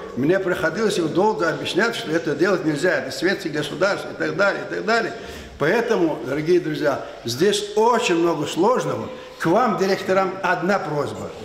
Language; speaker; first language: Russian; non-native, local second language; Lezghian